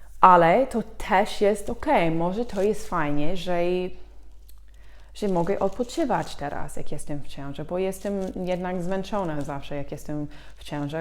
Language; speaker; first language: Polish; non-native, fluent; English